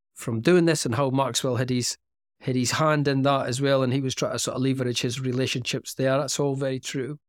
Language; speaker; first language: English; native; English